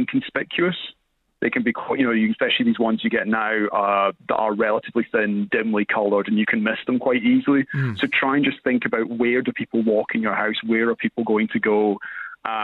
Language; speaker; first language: English; native; English